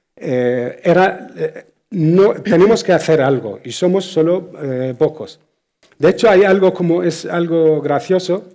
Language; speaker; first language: Spanish; non-native, fluent; Arabic